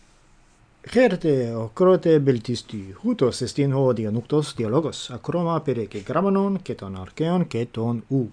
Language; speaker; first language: Greek; non-native, fluent; English